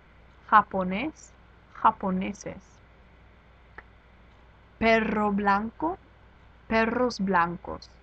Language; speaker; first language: Spanish; non-native, fluent; English